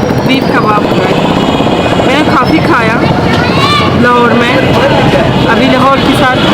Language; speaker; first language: Hindi; non-native, learner; Turkish